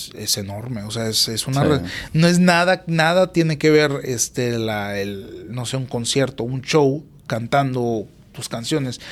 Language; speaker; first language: Spanish; native; Spanish